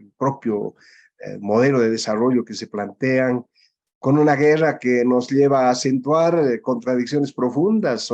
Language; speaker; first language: Spanish; native; Spanish